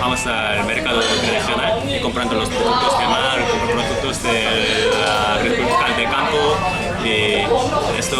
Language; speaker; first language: Spanish; non-native, fluent; Korean